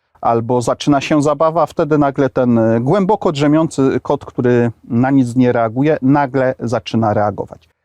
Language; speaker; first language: Polish; native; Polish